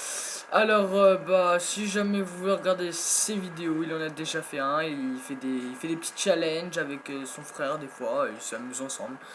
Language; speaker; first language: French; native; French